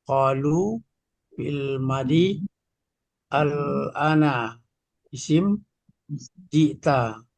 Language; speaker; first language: Arabic; non-native, learner; Indonesian